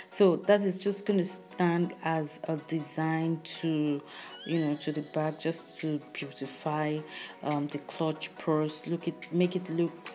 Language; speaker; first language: English; non-native, local second language; Yoruba